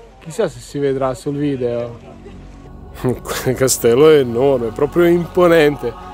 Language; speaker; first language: Italian; non-native, fluent; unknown